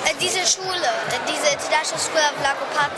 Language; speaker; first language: German; early bilingual, heritage; German